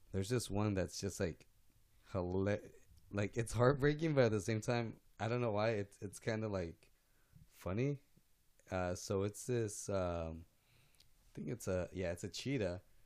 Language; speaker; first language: English; native; English